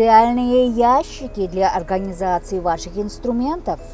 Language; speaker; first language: Russian; non-native, local second language; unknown